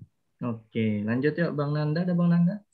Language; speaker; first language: Indonesian; native; Indonesian